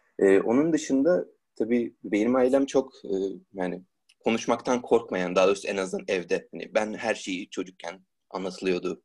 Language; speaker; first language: Turkish; native; Turkish